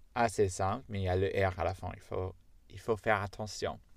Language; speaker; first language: French; non-native, fluent; English